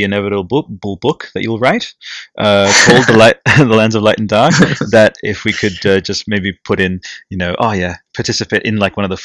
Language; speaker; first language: English; non-native, fluent; Italian